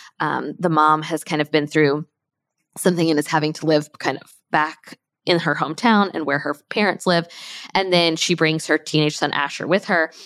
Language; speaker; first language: English; native; English